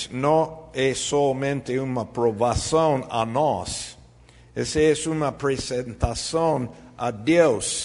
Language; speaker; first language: Portuguese; non-native, fluent; Spanish